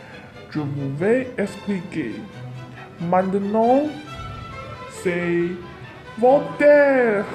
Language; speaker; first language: French; non-native, learner; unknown